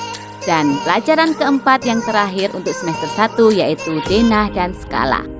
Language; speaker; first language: Indonesian; native; Indonesian